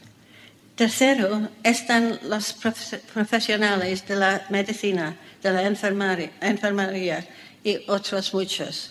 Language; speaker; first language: Spanish; non-native, fluent; English